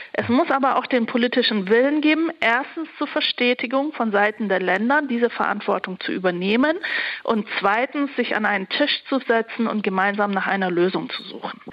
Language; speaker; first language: German; early bilingual, other home language; Turkish